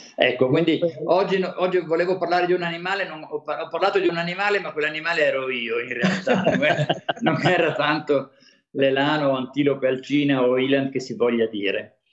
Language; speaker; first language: Italian; native; Italian